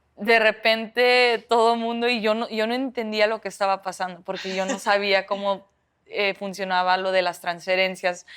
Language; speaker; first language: Spanish; early bilingual, heritage; Spanish